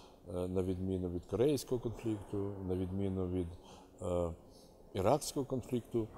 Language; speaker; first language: Ukrainian; native; Ukrainian